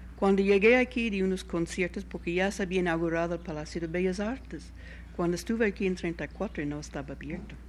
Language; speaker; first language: Spanish; non-native, fluent; English